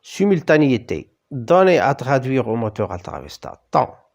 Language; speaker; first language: French; non-native, local second language; Arabic